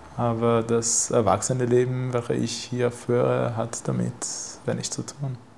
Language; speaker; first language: German; non-native, fluent; Hebrew